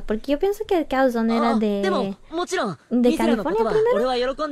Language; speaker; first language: Spanish; early bilingual, heritage; English